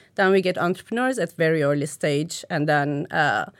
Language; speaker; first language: English; non-native, fluent; Turkish